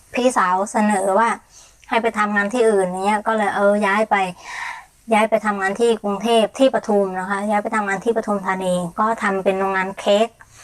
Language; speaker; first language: Thai; non-native, fluent; Mon